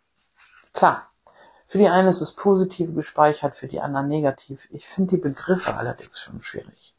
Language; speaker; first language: German; native; German